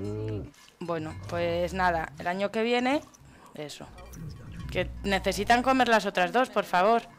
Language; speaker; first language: Spanish; native; Spanish